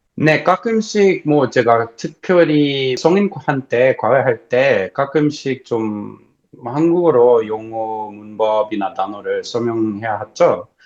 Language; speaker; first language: Korean; non-native, learner; English